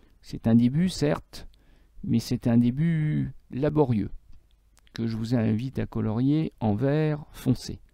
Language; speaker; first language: French; native; French